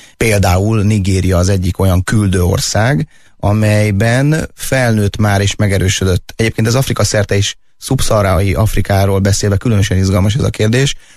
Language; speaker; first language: Hungarian; native; Hungarian